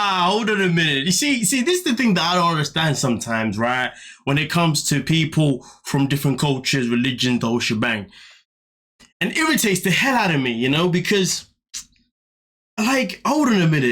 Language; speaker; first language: English; native; English